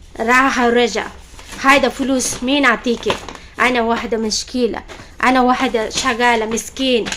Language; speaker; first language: Arabic; non-native, learner; Bangla